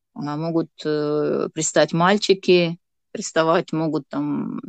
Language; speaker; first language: Russian; non-native, local second language; Gagauz